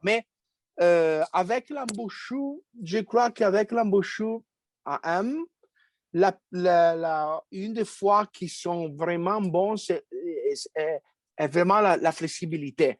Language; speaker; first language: French; non-native, fluent; Italian